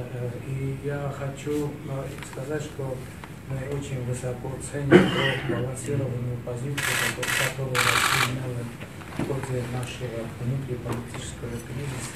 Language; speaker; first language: Russian; non-native, fluent; Armenian